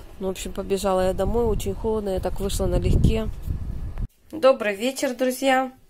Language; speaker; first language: Russian; native; Russian